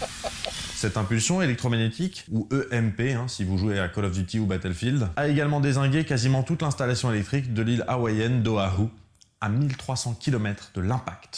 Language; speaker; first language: French; native; French